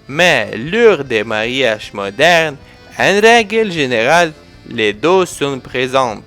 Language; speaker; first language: French; non-native, fluent; Ukrainian